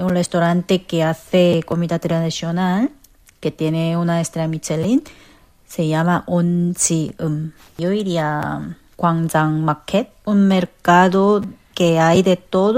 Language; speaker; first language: Spanish; non-native, fluent; Korean